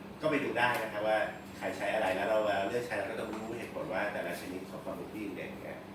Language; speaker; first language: Thai; native; Thai